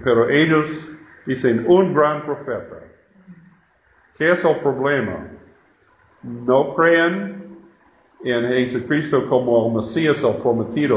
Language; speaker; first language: Spanish; non-native, learner; English